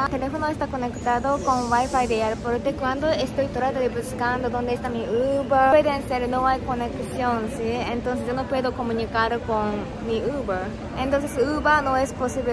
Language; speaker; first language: Spanish; non-native, learner; Japanese